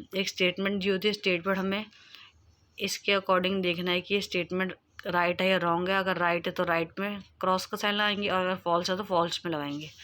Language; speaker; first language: Hindi; native; Hindi